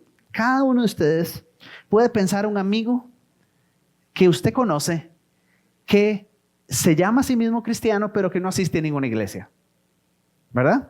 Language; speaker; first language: Spanish; native; Spanish